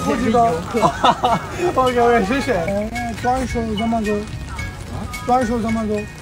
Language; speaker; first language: Chinese; non-native, learner; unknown